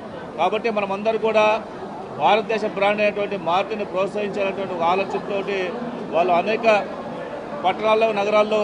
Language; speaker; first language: Telugu; native; Telugu